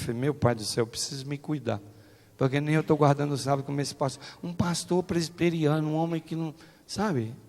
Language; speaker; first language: Portuguese; native; Portuguese